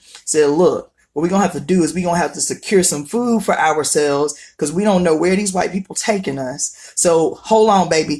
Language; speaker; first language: English; native; English